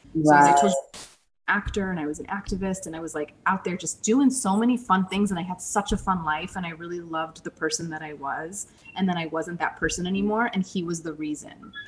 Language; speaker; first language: English; native; English